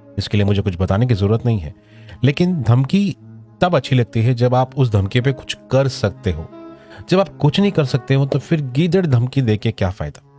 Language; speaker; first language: Hindi; non-native, local second language; Marathi